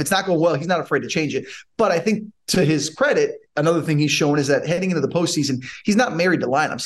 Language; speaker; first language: English; native; English